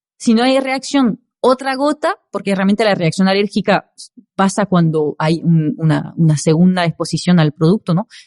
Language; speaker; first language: Spanish; non-native, fluent; French